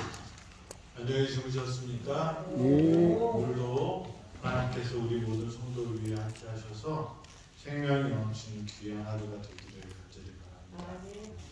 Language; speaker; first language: Korean; native; Korean